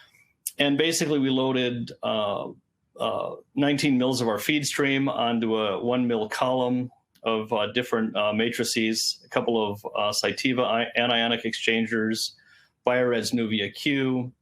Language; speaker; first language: English; native; English